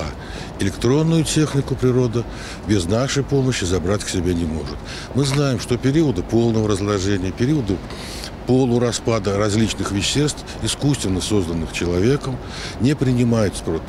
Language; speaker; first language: Russian; native; Russian